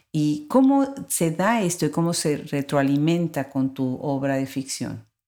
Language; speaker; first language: Spanish; native; Spanish